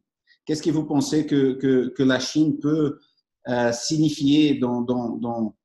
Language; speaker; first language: French; non-native, fluent; Portuguese